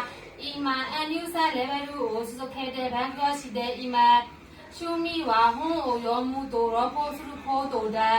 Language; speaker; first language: Japanese; non-native, learner; Burmese